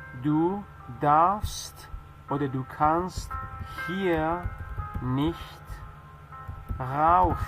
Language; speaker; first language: German; non-native, fluent; Persian